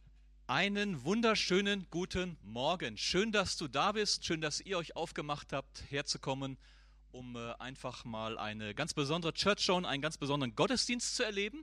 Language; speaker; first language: German; native; German